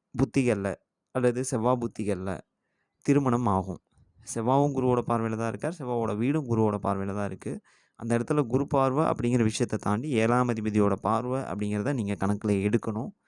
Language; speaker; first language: Tamil; native; Tamil